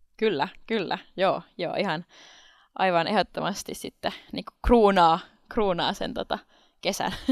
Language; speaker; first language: Finnish; non-native, local second language; Swedish